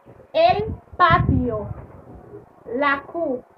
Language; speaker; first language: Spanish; non-native, fluent; Haitian Creole